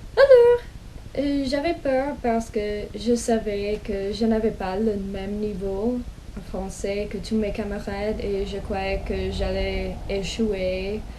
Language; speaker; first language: French; non-native, fluent; English